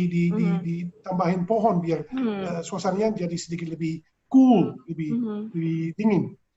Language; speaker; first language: Indonesian; non-native, fluent; Dutch